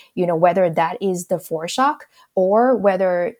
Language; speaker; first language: English; non-native, local second language; Cantonese